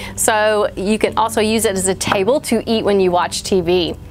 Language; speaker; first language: English; native; English